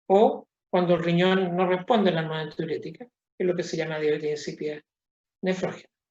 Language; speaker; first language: Spanish; native; Spanish